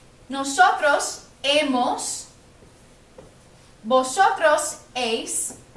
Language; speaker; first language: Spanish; non-native, fluent; English